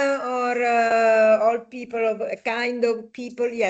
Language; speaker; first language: English; non-native, fluent; Italian